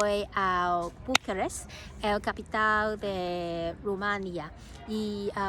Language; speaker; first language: Spanish; non-native, learner; Cantonese